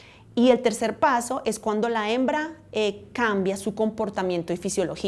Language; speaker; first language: Spanish; native; Spanish